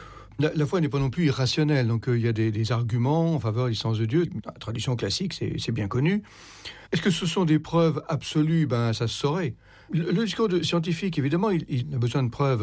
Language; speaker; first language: French; native; French